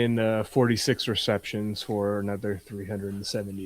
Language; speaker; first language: English; native; English